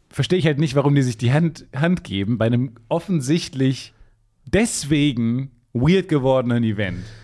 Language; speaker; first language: German; native; German